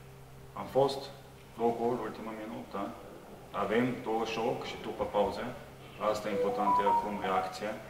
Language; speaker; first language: Romanian; non-native, learner; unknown